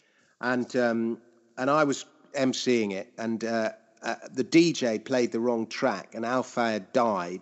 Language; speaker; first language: English; native; English